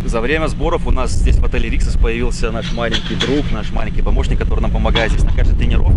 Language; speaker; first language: Russian; native; Russian